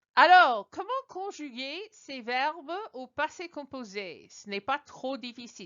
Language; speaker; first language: French; non-native, fluent; English